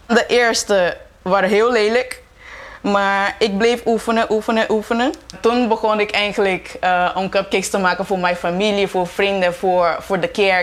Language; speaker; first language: Dutch; non-native, fluent; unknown